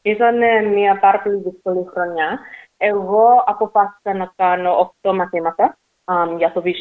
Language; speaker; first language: Greek; early bilingual, heritage; English